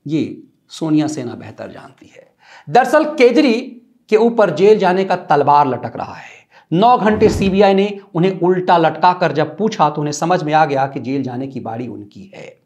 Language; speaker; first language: Hindi; native; Hindi